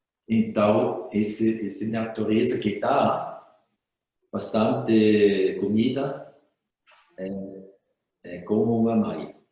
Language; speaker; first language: Portuguese; non-native, fluent; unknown